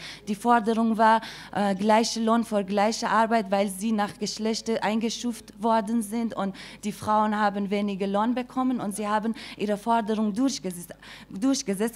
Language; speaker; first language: German; non-native, fluent; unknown